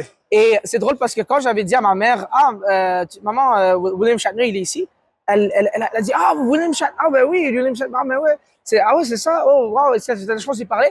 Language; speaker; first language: French; native; French